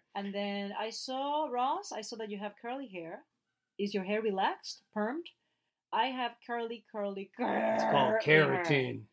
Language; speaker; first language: English; non-native, fluent; Spanish